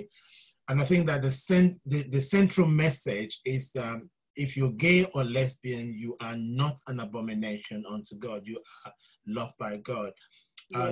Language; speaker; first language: English; non-native, local second language; Yoruba